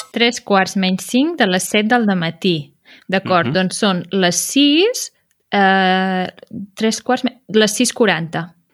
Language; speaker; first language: Catalan; native; Catalan